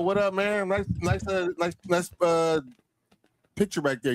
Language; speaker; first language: English; native; English